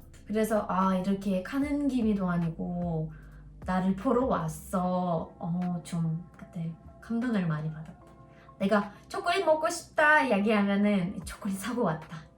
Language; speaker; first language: Korean; non-native, learner; Russian